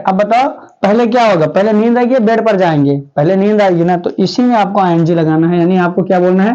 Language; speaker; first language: Hindi; native; Hindi